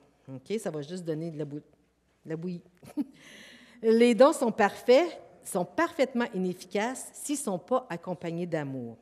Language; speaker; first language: French; native; French